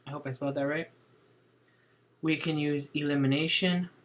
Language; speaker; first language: English; native; English